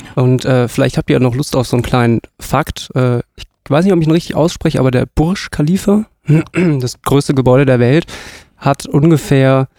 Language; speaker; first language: German; native; German